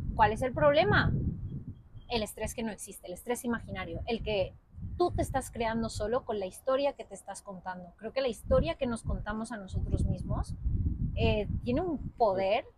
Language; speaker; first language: Spanish; native; Spanish